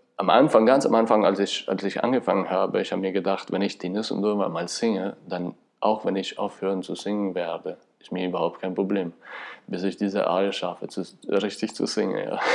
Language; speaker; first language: German; non-native, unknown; Albanian